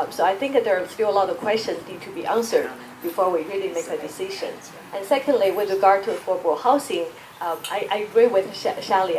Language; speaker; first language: English; non-native, fluent; Chinese